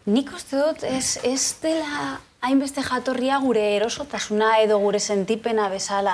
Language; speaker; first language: Basque; non-native, local second language; Spanish